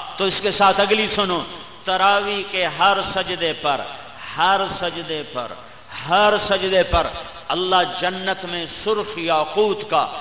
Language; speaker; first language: Urdu; non-native, local second language; Punjabi